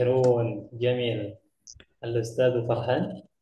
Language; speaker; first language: Arabic; non-native, fluent; Indonesian